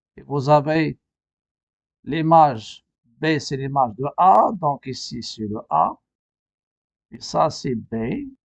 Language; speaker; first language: French; non-native, local second language; Arabic